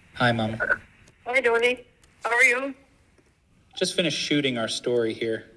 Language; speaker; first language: English; native; English